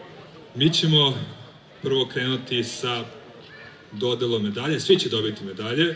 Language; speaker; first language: Croatian; native; Croatian